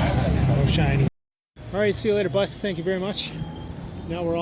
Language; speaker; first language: English; native; English